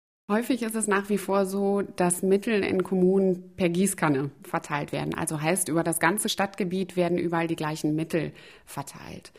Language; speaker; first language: German; native; German